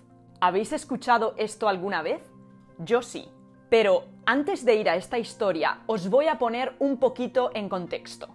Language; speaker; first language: Spanish; native; Spanish